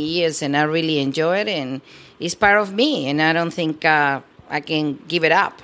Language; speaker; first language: English; non-native, fluent; Spanish